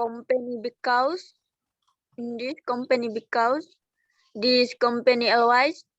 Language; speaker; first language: English; non-native, learner; Indonesian